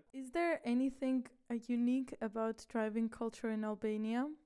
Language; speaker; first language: English; non-native, fluent; Ukrainian